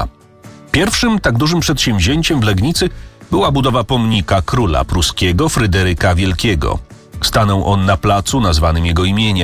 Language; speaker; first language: Polish; native; Polish